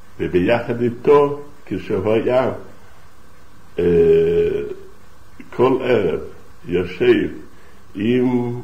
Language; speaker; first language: Hebrew; non-native, fluent; Yiddish